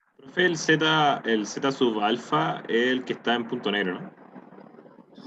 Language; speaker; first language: Spanish; native; Spanish